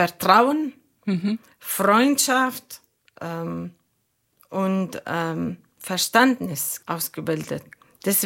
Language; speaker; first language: German; non-native, fluent; Arabic